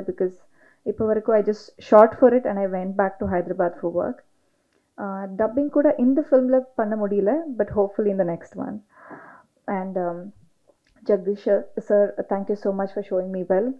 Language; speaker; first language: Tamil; non-native, learner; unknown